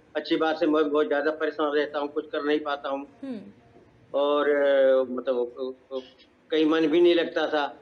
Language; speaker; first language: Hindi; native; Hindi